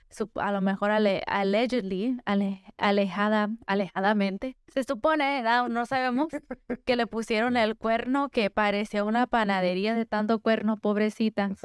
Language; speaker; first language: Spanish; early bilingual, heritage; Spanish